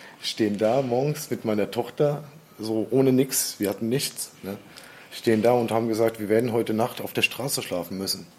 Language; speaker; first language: German; native; German